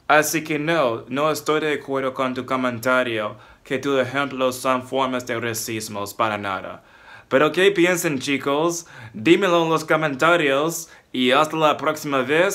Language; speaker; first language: Spanish; non-native, fluent; English